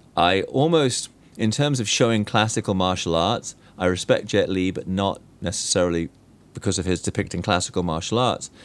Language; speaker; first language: English; native; English